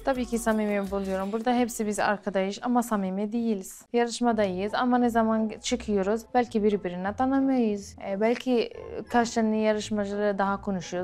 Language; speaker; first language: Turkish; non-native, learner; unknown